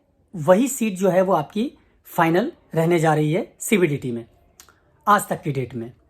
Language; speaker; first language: Hindi; native; Hindi